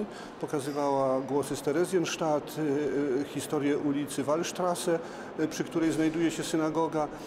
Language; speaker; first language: Polish; native; Polish